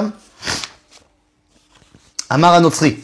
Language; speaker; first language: Hebrew; non-native, fluent; French